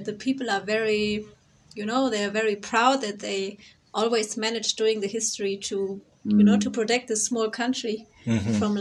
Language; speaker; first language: English; non-native, fluent; German